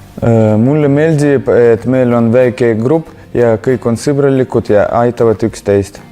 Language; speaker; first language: Estonian; non-native, local second language; Russian